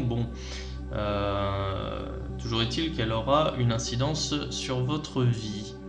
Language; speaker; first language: French; native; French